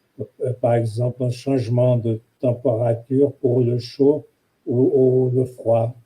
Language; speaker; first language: French; non-native, fluent; Portuguese